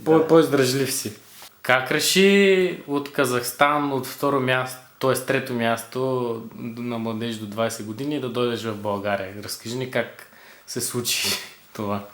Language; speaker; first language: Bulgarian; native; Bulgarian